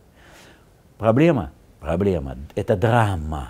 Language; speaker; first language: Russian; native; Russian